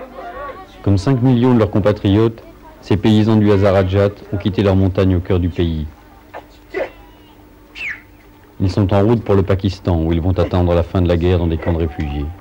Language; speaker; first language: French; native; French